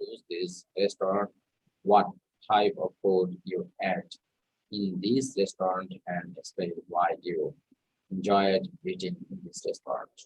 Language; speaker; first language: English; non-native, fluent; Bangla